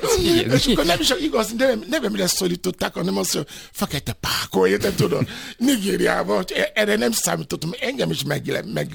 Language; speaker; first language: Hungarian; non-native, fluent; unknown